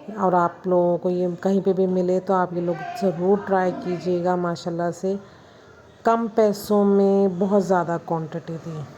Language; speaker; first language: Urdu; native; Urdu